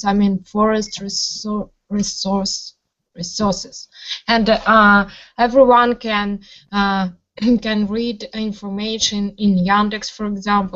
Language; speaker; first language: English; non-native, learner; Russian